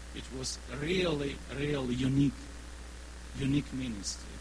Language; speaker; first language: English; non-native, learner; Ukrainian